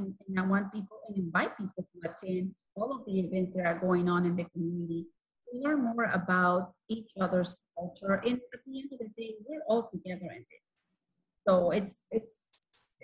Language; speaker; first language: English; non-native, fluent; Spanish